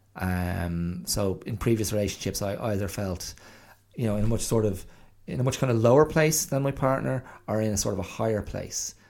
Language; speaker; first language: English; native; English